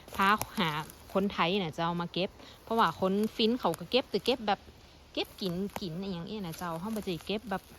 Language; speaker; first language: Thai; non-native, local second language; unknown